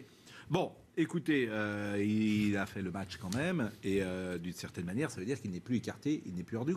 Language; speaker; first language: French; native; French